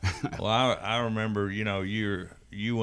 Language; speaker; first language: English; native; English